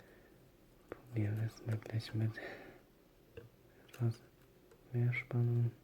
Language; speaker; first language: German; native; German